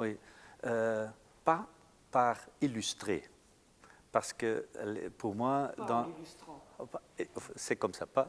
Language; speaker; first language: French; non-native, local second language; Dutch